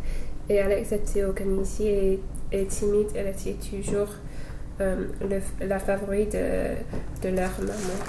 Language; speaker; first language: French; non-native, learner; English